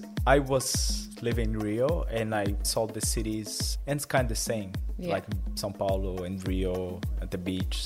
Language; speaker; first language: English; non-native, learner; Portuguese